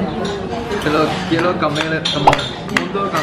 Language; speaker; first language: Spanish; non-native, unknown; Chinese